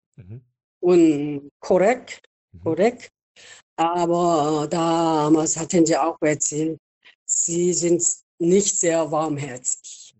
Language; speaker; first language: German; non-native, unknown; Korean